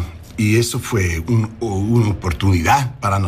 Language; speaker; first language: Spanish; non-native, learner; English